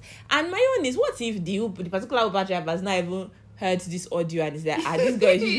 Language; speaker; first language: English; non-native, local second language; Yoruba